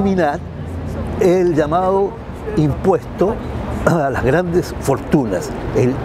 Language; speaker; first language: Spanish; native; Spanish